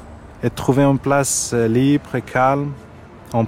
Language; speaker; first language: French; non-native, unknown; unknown